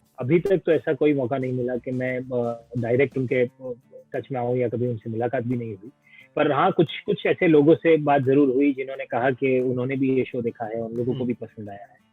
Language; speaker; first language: Hindi; non-native, local second language; Gujarati